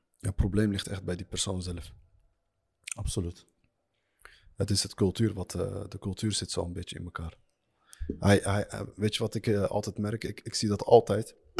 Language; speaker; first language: Dutch; early bilingual, other home language; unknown